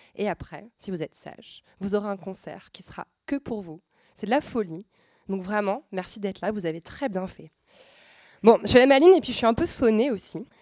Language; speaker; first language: French; native; French